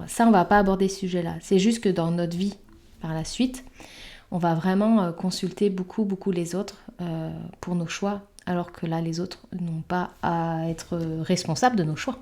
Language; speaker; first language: French; native; French